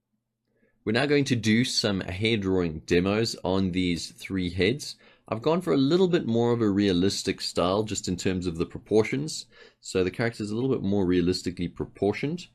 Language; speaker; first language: English; native; English